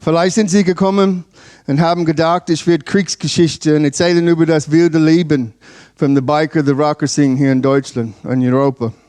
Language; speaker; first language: German; non-native, learner; English